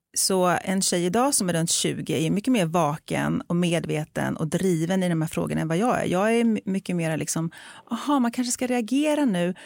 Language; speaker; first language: Swedish; native; Swedish